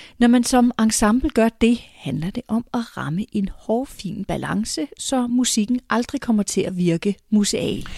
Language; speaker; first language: Danish; native; Danish